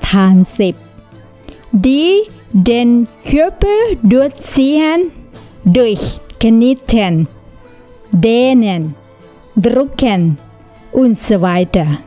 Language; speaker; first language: German; non-native, learner; Thai